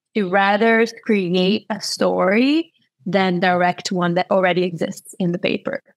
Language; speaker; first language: English; non-native, fluent; Portuguese